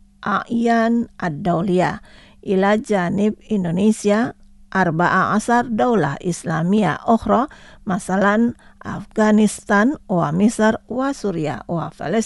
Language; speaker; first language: Arabic; non-native, fluent; Indonesian